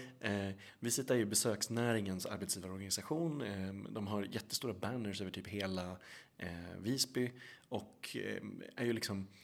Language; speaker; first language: Swedish; native; Swedish